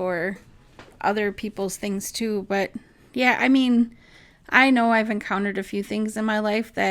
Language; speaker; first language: English; native; English